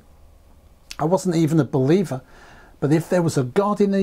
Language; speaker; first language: English; native; English